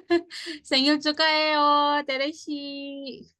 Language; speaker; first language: Korean; non-native, fluent; Indonesian